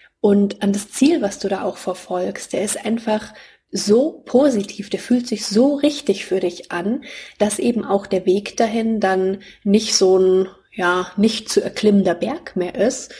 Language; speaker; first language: German; native; German